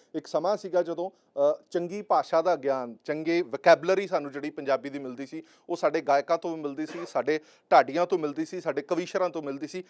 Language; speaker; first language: Punjabi; native; Punjabi